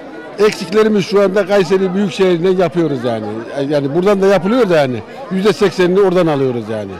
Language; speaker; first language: Turkish; native; Turkish